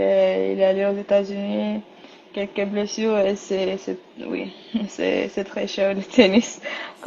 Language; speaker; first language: French; non-native, learner; Rundi